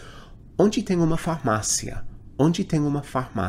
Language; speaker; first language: Portuguese; non-native, fluent; English